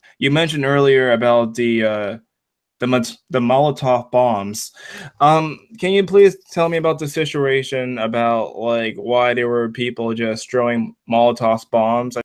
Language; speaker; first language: English; native; English